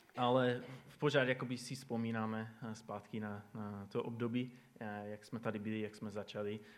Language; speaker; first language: Czech; non-native, fluent; English